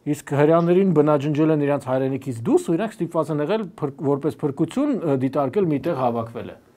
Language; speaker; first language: Armenian; native; Armenian